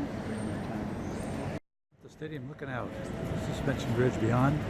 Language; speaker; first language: English; native; English